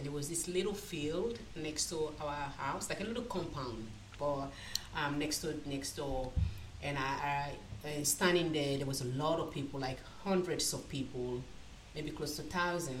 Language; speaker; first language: English; non-native, local second language; Krio